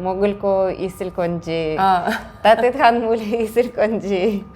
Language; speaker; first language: Korean; non-native, fluent; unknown